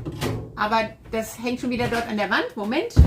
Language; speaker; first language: German; native; German